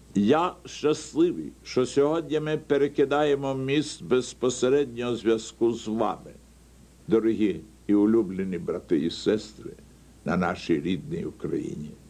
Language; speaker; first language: Ukrainian; native; Ukrainian